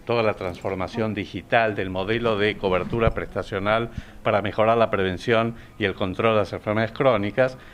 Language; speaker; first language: Spanish; native; Spanish